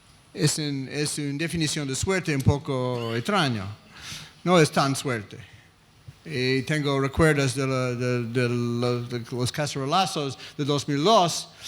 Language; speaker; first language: Spanish; non-native, fluent; English